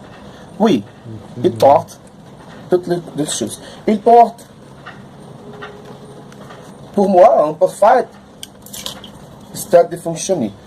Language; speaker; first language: French; non-native, learner; Portuguese